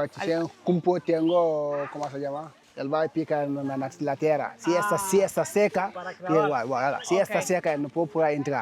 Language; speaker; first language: Spanish; non-native, learner; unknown